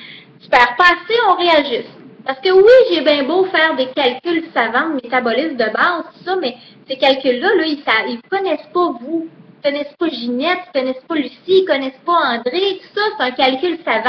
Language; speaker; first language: French; native; French